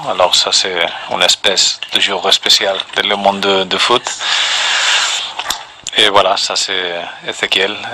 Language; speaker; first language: French; non-native, fluent; Spanish